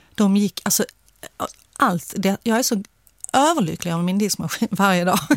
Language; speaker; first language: Swedish; early bilingual, other home language; Finnish